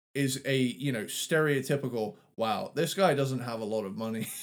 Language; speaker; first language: English; native; English